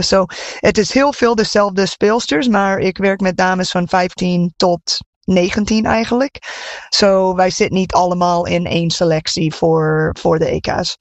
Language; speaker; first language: Dutch; non-native, fluent; English